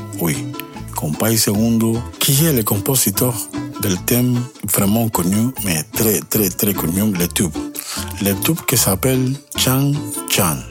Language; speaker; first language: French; non-native, learner; Spanish